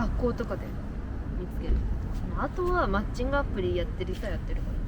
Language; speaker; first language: Japanese; native; Japanese